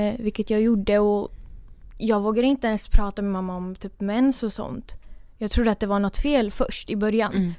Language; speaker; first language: Swedish; early bilingual, other home language; Kurdish